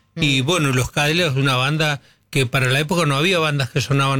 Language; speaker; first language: Spanish; native; Spanish